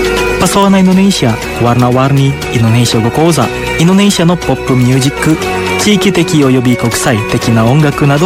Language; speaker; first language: Japanese; non-native, fluent; Indonesian